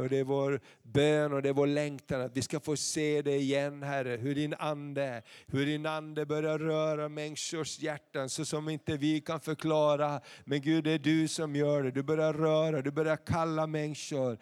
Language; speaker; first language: Swedish; native; Swedish